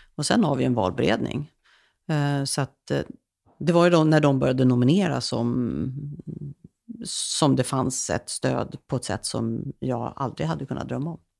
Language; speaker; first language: Swedish; native; Swedish